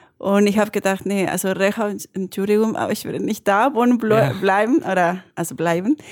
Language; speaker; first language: German; non-native, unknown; Spanish